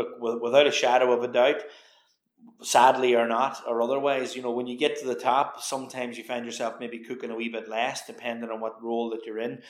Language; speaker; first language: English; native; English